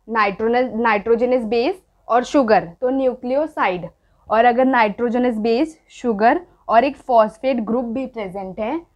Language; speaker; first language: Hindi; non-native, local second language; Marathi